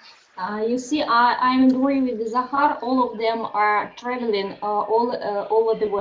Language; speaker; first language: English; non-native, learner; Russian